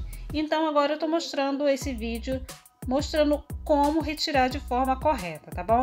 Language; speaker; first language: Portuguese; native; Portuguese